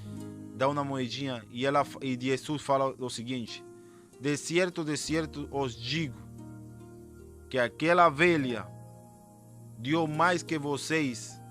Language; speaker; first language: Portuguese; non-native, fluent; Spanish